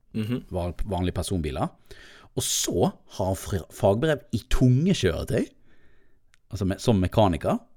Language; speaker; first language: Norwegian; native; Norwegian